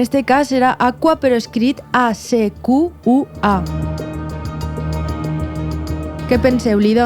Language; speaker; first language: Catalan; native; Catalan